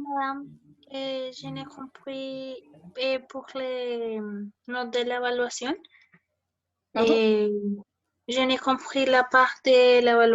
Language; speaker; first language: French; non-native, learner; Spanish